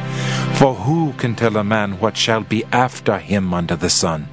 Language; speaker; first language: English; native; English